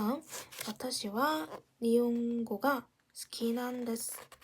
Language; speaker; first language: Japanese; non-native, fluent; Korean